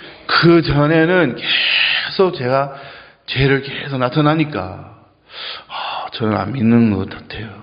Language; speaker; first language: Korean; non-native, fluent; English